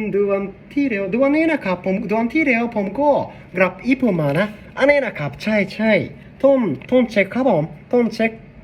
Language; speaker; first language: Thai; non-native, learner; Japanese